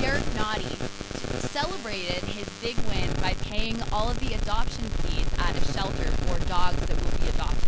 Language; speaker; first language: English; native; English